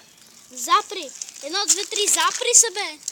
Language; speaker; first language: Bulgarian; native; Bulgarian